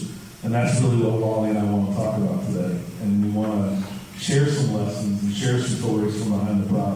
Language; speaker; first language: English; native; English